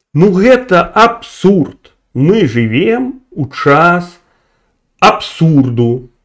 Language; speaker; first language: Belarusian; non-native, local second language; Russian